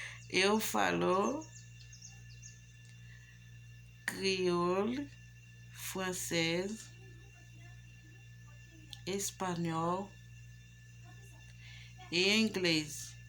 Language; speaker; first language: Portuguese; non-native, learner; Haitian Creole